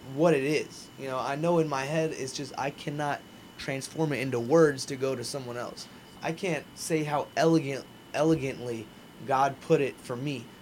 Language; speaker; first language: English; native; English